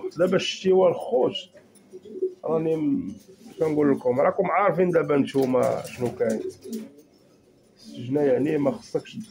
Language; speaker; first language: Arabic; native; Arabic